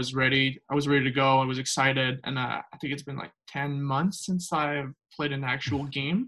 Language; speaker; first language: English; non-native, fluent; French